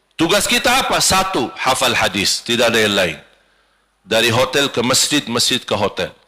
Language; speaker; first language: Malay; non-native, fluent; Arabic